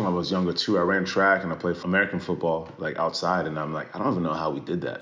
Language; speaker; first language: English; early bilingual, other home language; French